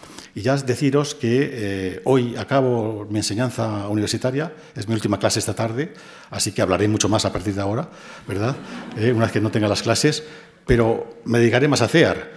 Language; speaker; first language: Spanish; native; Spanish